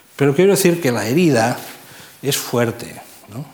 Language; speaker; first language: Spanish; non-native, local second language; Catalan